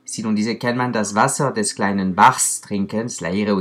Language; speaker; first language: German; non-native, fluent; French